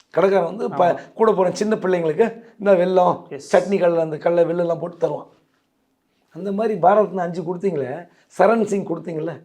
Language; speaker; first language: Tamil; native; Tamil